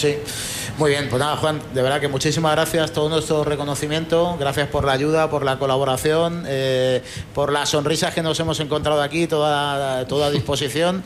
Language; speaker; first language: Spanish; native; Spanish